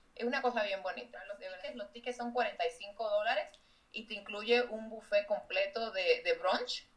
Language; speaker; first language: Spanish; native; Spanish